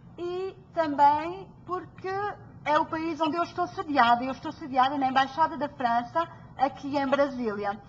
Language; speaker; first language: Portuguese; early bilingual, heritage; Portuguese